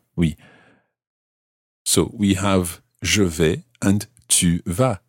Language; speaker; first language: French; non-native, fluent; English